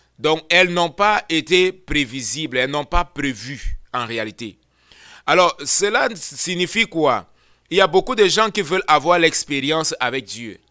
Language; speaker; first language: French; non-native, local second language; Lingala